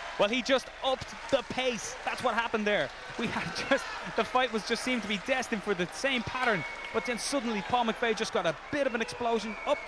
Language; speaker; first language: English; native; English